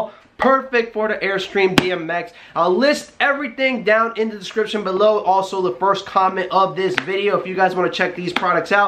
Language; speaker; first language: English; native; English